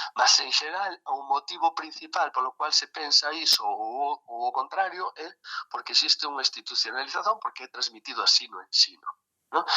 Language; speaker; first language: Galician; native; Galician